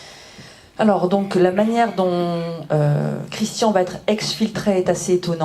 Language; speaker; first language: French; native; French